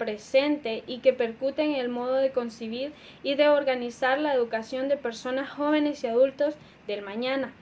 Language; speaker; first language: Spanish; native; Spanish